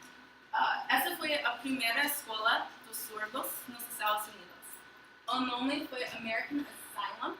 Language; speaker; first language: Portuguese; non-native, fluent; English